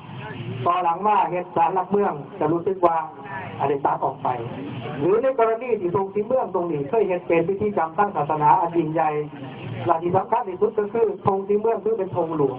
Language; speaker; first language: Thai; non-native, local second language; Lao